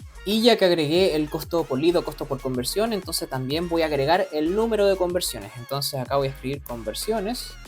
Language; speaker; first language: Spanish; native; Spanish